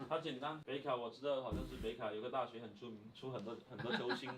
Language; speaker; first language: Chinese; native; Chinese